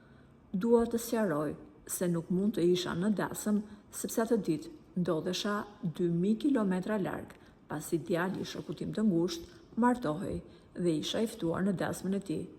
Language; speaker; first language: Albanian; native; Albanian